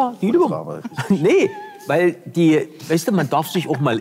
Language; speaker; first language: German; native; German